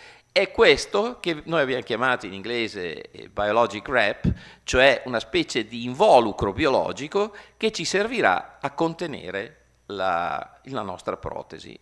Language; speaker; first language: Italian; native; Italian